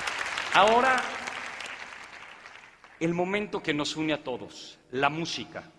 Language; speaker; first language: Spanish; native; Spanish